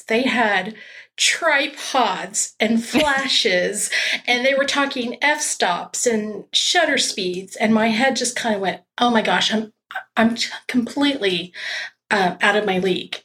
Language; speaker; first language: English; native; English